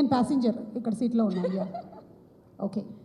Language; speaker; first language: Telugu; native; Telugu